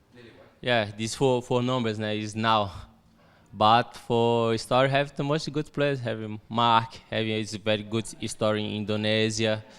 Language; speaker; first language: English; non-native, learner; Portuguese